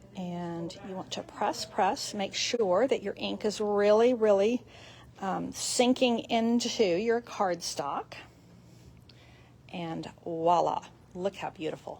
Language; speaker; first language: English; native; English